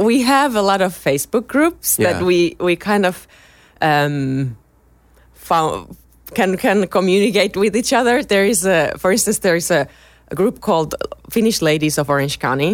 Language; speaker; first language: English; non-native, fluent; Finnish